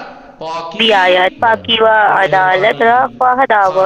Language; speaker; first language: Persian; non-native, learner; Urdu